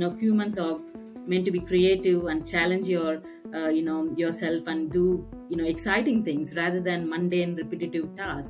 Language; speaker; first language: English; non-native, local second language; Tamil